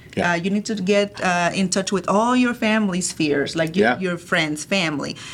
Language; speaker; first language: English; early bilingual, other home language; Spanish